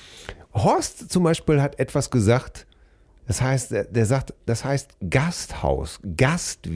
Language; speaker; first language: German; native; German